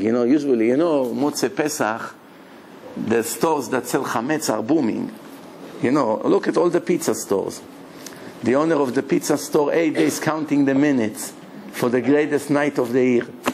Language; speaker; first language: English; non-native, fluent; Hebrew